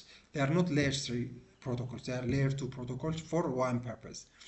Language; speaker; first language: English; non-native, local second language; Amharic